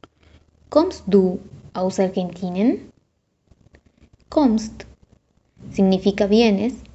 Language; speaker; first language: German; non-native, fluent; Spanish